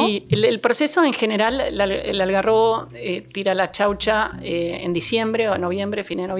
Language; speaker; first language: Spanish; native; Spanish